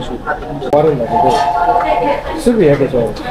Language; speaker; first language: Japanese; native; Japanese